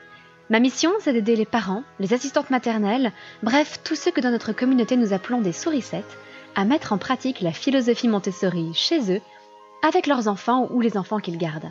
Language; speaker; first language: French; native; French